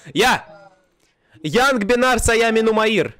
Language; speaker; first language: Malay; non-native, learner; Russian